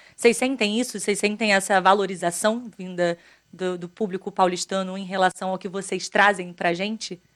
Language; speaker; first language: Portuguese; native; Portuguese